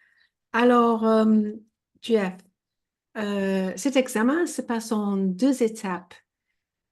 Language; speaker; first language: French; non-native, fluent; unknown